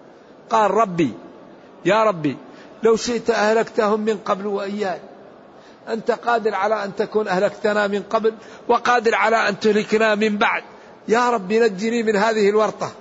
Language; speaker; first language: Arabic; native; Arabic